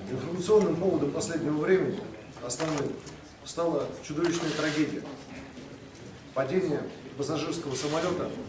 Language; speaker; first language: Russian; native; Russian